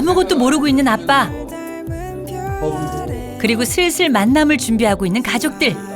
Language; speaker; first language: Korean; native; Korean